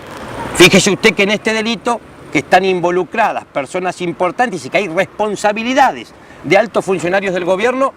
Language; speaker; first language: Spanish; native; Spanish